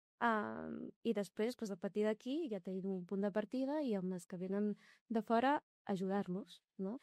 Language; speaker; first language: Catalan; non-native, local second language; Arabic